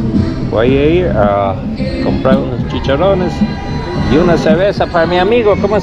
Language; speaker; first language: Spanish; non-native, learner; English